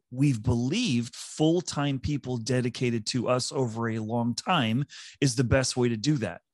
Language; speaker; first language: English; native; English